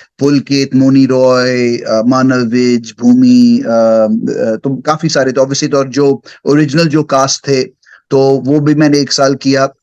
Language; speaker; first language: Hindi; early bilingual, heritage; Hindi